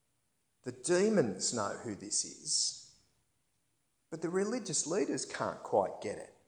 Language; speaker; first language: English; native; English